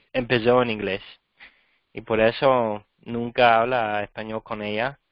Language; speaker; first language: Spanish; non-native, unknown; English